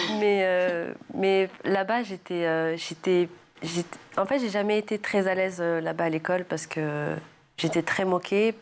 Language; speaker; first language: French; early bilingual, other home language; Arabic